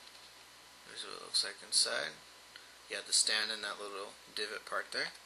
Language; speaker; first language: English; native; English